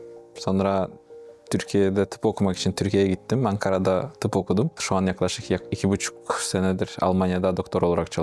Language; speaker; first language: Turkish; non-native, fluent; Russian